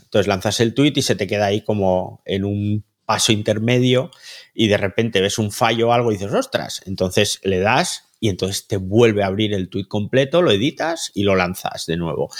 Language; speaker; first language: Spanish; native; Spanish